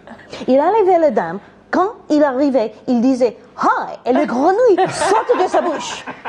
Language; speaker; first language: French; non-native, learner; English